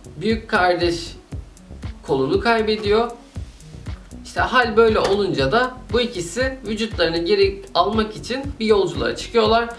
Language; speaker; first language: Turkish; native; Turkish